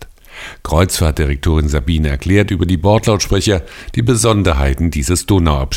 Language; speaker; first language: German; native; German